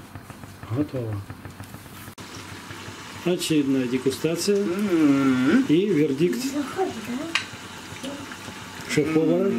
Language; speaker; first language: Russian; native; Russian